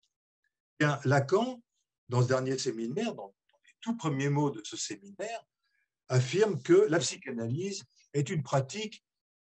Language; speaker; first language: French; native; French